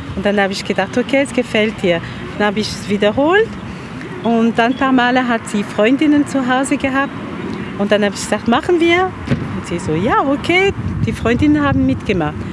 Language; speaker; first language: German; non-native, fluent; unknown